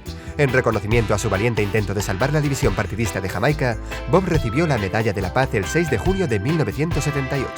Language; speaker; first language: Spanish; native; Spanish